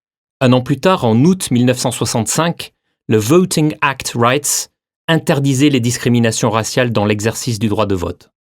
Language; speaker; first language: French; native; French